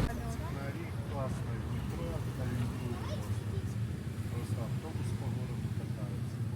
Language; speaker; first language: Russian; native; Russian